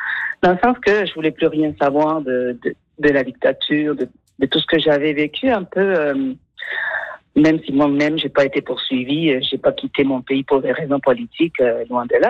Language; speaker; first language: French; non-native, fluent; Spanish